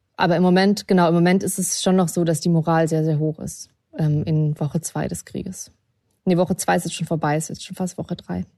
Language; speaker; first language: German; early bilingual, other home language; Russian